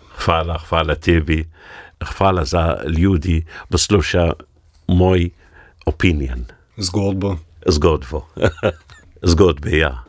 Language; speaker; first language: Slovenian; non-native, learner; Arabic